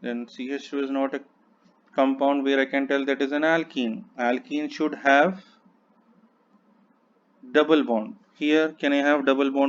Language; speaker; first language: English; non-native, local second language; Hindi